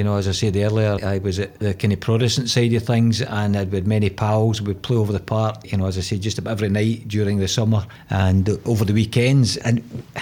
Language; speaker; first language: English; native; English